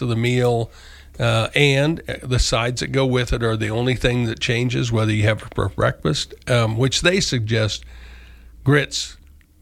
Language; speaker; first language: English; native; English